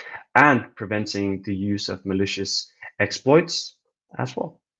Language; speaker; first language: English; non-native, fluent; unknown